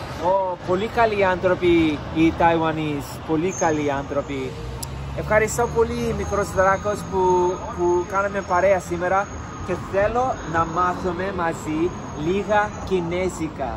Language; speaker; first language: Greek; early bilingual, heritage; English